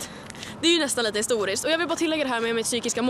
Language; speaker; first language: Swedish; native; Swedish